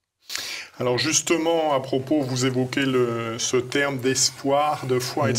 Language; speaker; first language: French; native; French